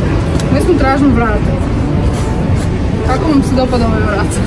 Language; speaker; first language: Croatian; non-native, learner; Russian